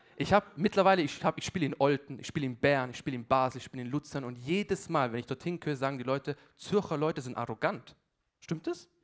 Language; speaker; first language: German; early bilingual, other home language; Albanian